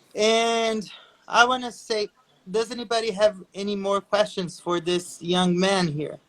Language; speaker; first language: English; non-native, fluent; Portuguese